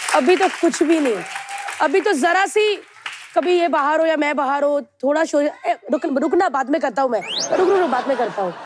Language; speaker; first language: Hindi; native; Hindi